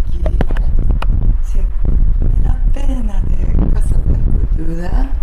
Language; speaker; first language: Spanish; non-native, learner; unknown